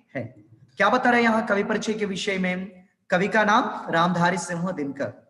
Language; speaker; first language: Hindi; non-native, local second language; Telugu